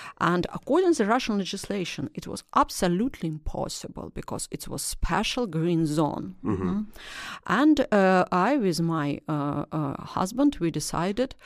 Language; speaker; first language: English; non-native, learner; Russian